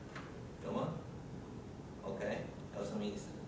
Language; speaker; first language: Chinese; non-native, learner; English